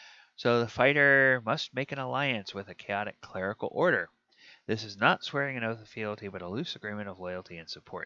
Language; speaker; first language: English; native; English